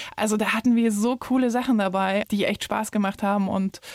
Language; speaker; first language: German; native; German